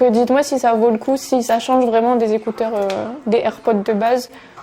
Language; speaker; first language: French; native; French